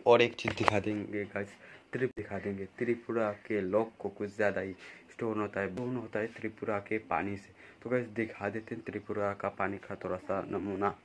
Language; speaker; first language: Hindi; non-native, local second language; Bangla